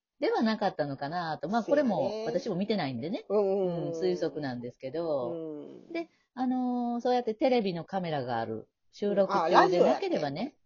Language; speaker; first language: Japanese; native; Japanese